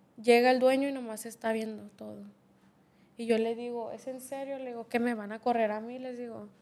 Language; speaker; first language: Spanish; native; Spanish